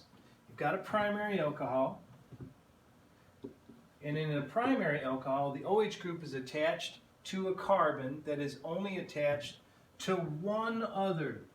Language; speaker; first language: English; native; English